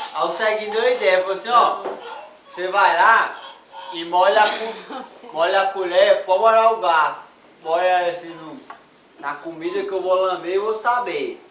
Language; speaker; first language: Portuguese; native; Portuguese